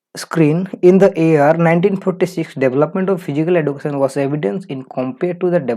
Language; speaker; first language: English; non-native, local second language; Bangla